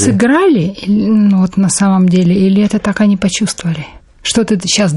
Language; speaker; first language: Russian; native; Russian